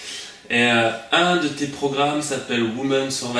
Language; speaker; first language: French; native; French